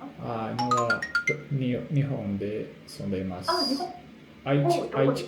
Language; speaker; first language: Japanese; non-native, learner; Portuguese